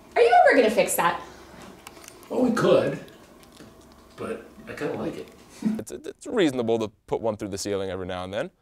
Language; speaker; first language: English; native; English